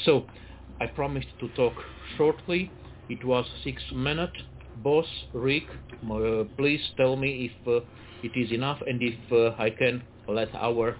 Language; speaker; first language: English; non-native, fluent; Romanian